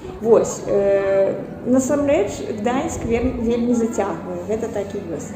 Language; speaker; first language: Belarusian; non-native, local second language; Russian